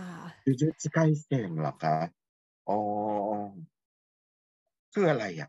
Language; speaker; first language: Japanese; non-native, fluent; Thai